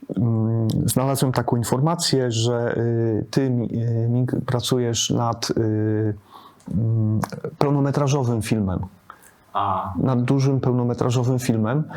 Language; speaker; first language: Polish; native; Polish